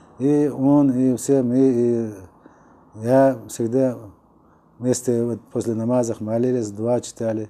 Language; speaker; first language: Russian; non-native, local second language; Uzbek